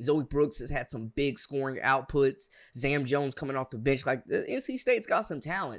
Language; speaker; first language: English; native; English